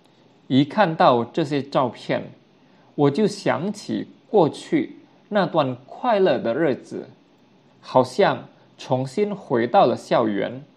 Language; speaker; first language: Chinese; non-native, fluent; Indonesian